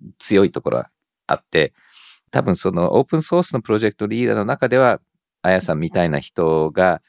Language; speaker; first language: Japanese; early bilingual, heritage; Japanese